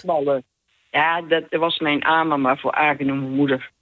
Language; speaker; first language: Dutch; native; Dutch